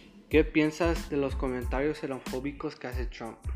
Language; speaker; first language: Spanish; early bilingual, other home language; English